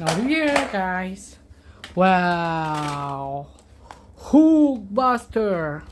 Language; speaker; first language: English; non-native, learner; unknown